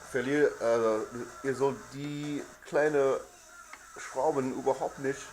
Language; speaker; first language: German; non-native, learner; English